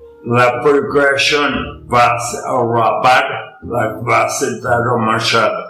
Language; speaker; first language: Spanish; non-native, learner; English